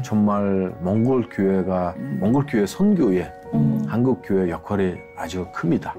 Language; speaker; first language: Korean; non-native, fluent; Mongolian